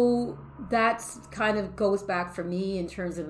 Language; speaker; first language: English; native; English